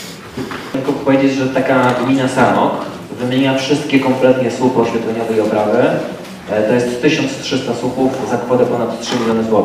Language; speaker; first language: Polish; native; Polish